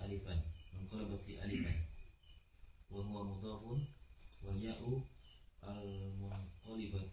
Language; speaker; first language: Arabic; non-native, learner; Indonesian